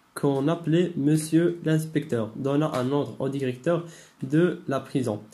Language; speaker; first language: French; non-native, local second language; Arabic